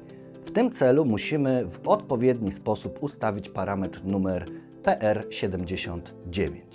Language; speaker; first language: Polish; native; Polish